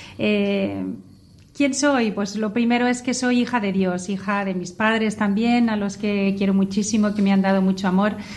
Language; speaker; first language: Spanish; native; Spanish